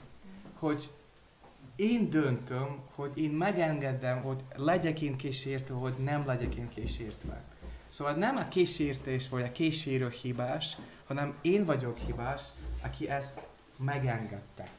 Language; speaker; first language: Hungarian; non-native, learner; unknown